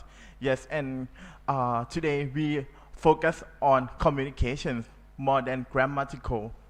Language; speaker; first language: English; non-native, learner; Thai